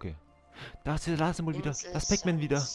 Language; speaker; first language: German; native; German